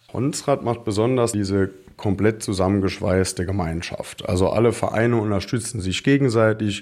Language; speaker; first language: German; native; German